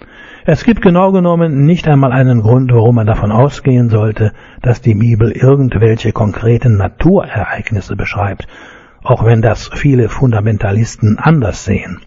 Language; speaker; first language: German; native; German